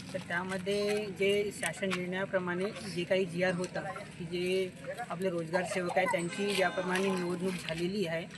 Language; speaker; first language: Marathi; native; Marathi